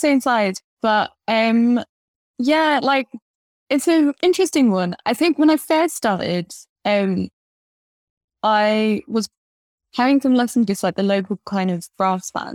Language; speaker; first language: English; native; English